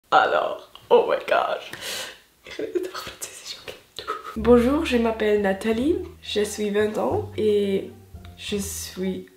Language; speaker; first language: French; non-native, local second language; German